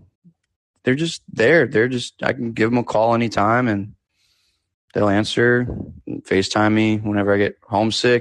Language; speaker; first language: English; native; English